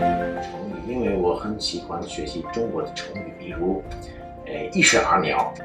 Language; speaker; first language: Chinese; non-native, learner; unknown